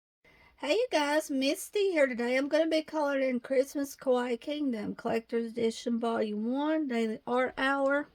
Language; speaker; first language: English; native; English